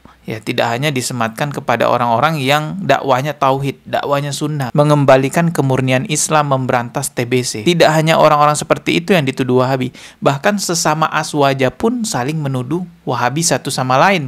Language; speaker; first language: Indonesian; native; Indonesian